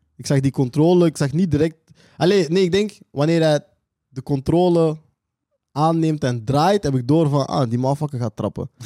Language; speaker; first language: Dutch; native; Dutch